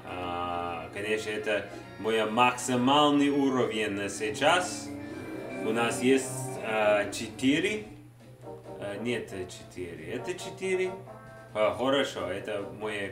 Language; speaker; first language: Russian; non-native, learner; English